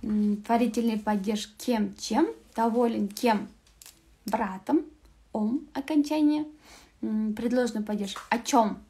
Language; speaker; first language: Russian; non-native, local second language; Kazakh